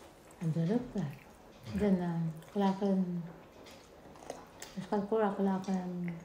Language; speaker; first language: Danish; non-native, learner; Filipino